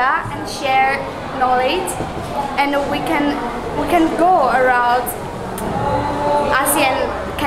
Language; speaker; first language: English; non-native, learner; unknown